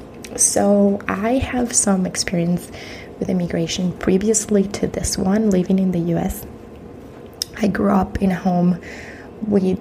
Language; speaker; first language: English; non-native, fluent; Spanish